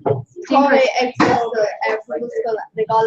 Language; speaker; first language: Irish; non-native, local second language; English